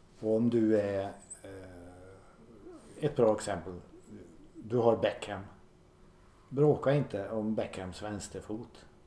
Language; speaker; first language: Swedish; native; Swedish